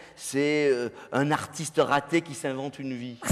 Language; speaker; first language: French; native; French